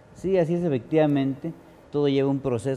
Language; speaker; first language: Spanish; native; Spanish